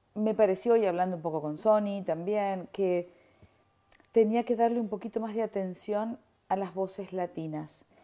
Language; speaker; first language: Spanish; native; Spanish